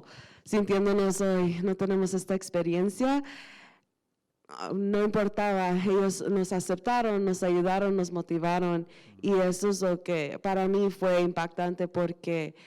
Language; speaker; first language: Spanish; early bilingual, heritage; Spanish